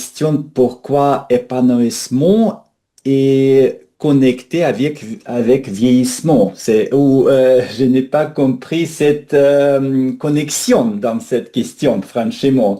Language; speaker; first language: French; non-native, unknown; Russian